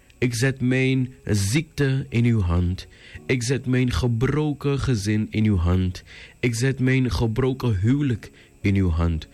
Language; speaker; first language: Dutch; native; Dutch